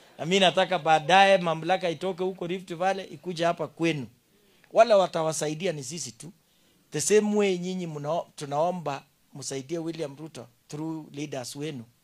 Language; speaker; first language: Swahili; non-native, local second language; Kalenjin